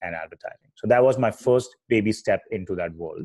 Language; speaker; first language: English; non-native, local second language; Hindi